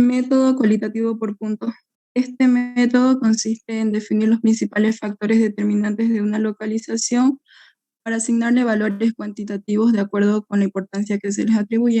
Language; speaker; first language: Spanish; native; Spanish